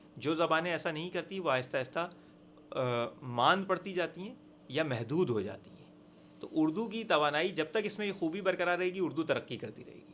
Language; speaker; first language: Urdu; native; Urdu